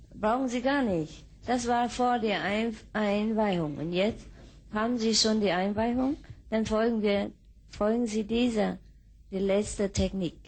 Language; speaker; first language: German; non-native, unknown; Vietnamese